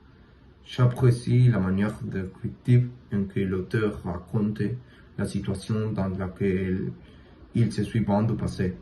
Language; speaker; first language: French; non-native, learner; Spanish